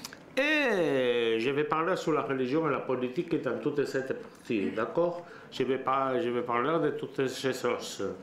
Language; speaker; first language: French; non-native, learner; Spanish